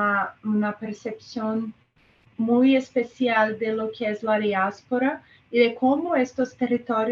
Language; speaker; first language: Spanish; non-native, fluent; Portuguese